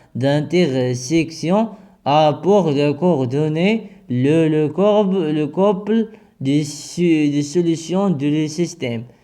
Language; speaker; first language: French; non-native, local second language; Arabic